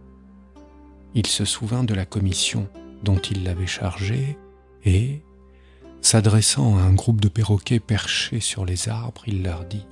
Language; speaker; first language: French; native; French